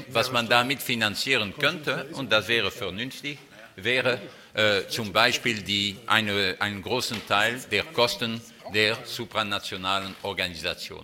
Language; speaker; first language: German; non-native, fluent; French